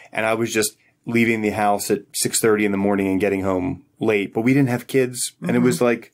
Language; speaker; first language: English; native; English